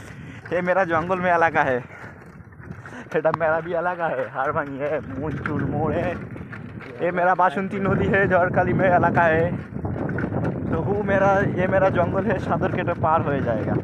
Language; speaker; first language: Hindi; non-native, local second language; Bangla